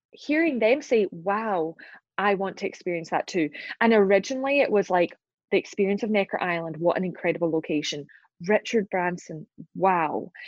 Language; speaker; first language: English; native; English